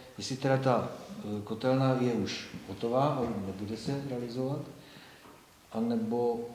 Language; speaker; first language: Czech; native; Czech